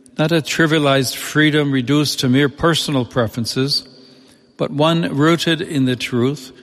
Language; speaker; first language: English; native; English